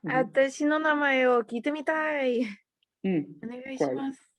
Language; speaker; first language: Japanese; non-native, learner; Spanish